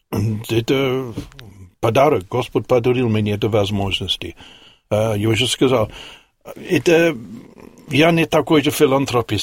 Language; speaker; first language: Russian; non-native, learner; English